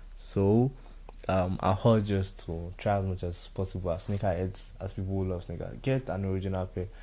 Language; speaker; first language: English; non-native, local second language; Yoruba